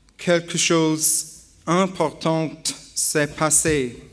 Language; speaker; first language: French; non-native, learner; English